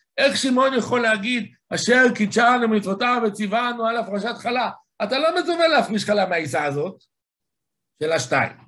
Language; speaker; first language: Hebrew; native; Hebrew